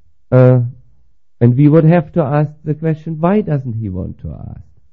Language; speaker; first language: English; non-native, fluent; German